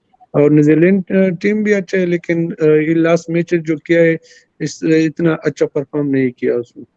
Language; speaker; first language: Hindi; non-native, fluent; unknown